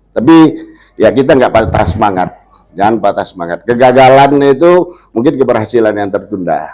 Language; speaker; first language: Indonesian; non-native, local second language; Minangkabau